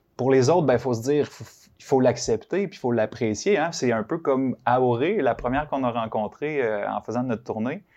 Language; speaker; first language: French; native; French